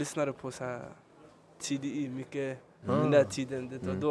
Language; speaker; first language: Swedish; early bilingual, other home language; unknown